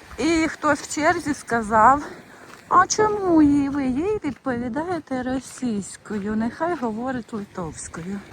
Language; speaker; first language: Ukrainian; native; Ukrainian